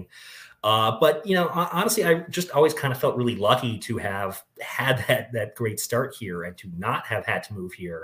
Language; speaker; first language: English; native; English